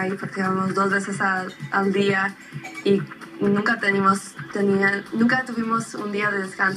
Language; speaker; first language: Spanish; early bilingual, heritage; Spanish